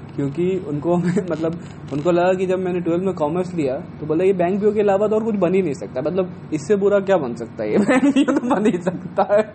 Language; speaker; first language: Hindi; native; Hindi